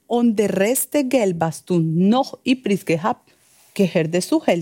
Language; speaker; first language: German; non-native, learner; Spanish